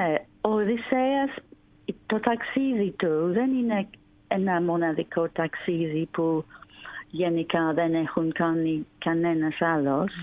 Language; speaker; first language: Greek; non-native, learner; English